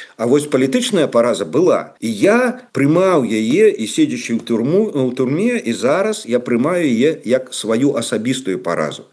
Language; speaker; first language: Belarusian; non-native, local second language; Russian